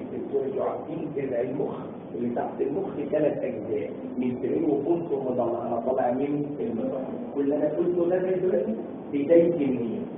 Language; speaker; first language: Arabic; native; Arabic